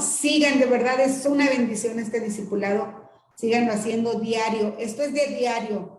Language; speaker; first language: Spanish; native; Spanish